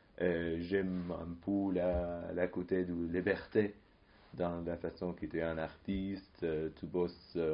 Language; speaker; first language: French; non-native, fluent; Arabic